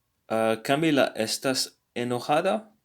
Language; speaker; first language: Spanish; non-native, learner; English